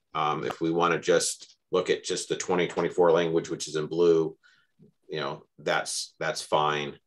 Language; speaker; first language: English; native; English